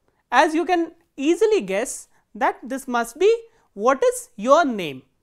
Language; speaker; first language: English; non-native, local second language; Hindi